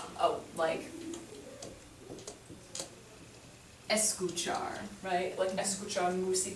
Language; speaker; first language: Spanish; non-native, fluent; English